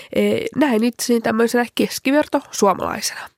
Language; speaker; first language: Finnish; early bilingual, heritage; Finnish